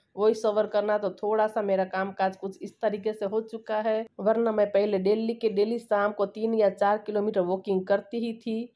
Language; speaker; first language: Hindi; non-native, local second language; Gujarati